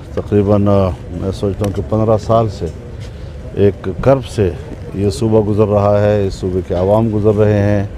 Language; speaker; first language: Urdu; non-native, local second language; Pashto